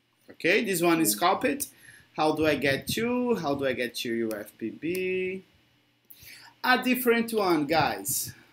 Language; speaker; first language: English; non-native, fluent; Portuguese